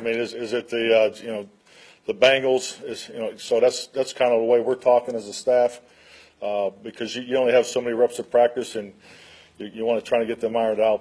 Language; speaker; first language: English; native; English